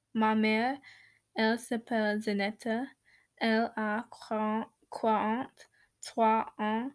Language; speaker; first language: French; non-native, learner; English